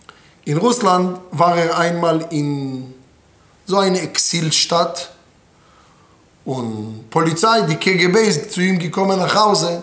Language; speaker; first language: German; non-native, fluent; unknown